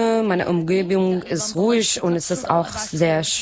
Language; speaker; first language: German; non-native, learner; Arabic